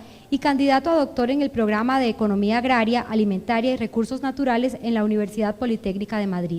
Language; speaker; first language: Spanish; native; Spanish